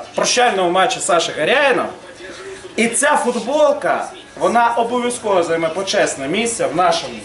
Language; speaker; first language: Ukrainian; native; Ukrainian